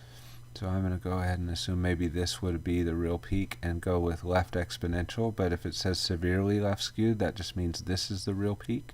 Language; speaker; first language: English; native; English